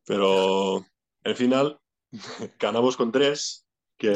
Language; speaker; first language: Spanish; non-native, fluent; Icelandic